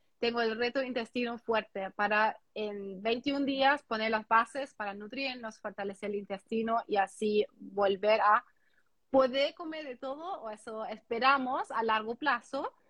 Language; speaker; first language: Spanish; non-native, fluent; German